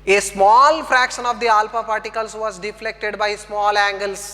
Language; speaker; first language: English; non-native, local second language; Kannada